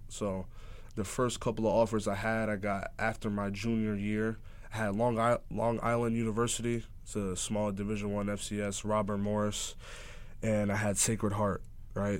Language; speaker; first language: English; native; English